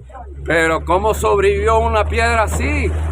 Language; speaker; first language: Spanish; non-native, learner; English